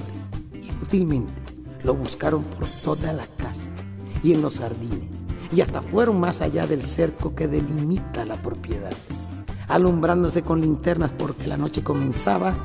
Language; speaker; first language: Spanish; native; Spanish